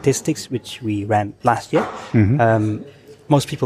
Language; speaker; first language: English; non-native, fluent; Thai